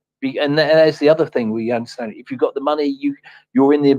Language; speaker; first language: English; native; English